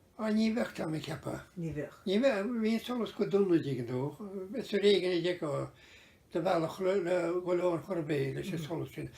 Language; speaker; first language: Irish; native; Irish